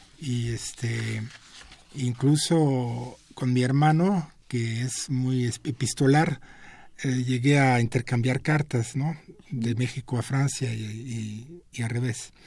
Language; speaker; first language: Spanish; non-native, fluent; French